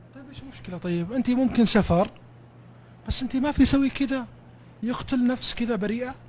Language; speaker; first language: Arabic; native; Arabic